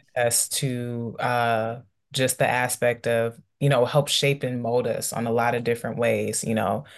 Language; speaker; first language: English; native; English